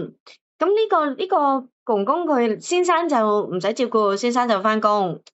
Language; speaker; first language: Cantonese; native; Cantonese